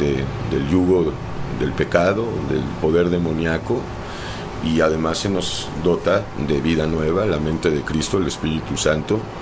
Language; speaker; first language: Spanish; native; Spanish